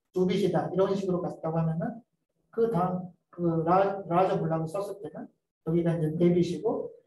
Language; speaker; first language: Korean; native; Korean